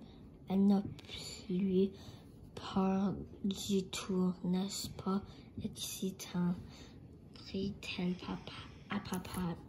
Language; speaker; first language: French; non-native, learner; English